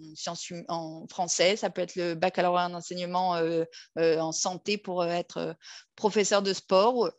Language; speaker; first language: French; native; French